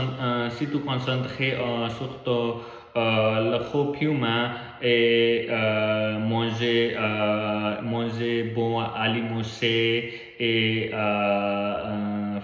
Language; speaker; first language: French; non-native, learner; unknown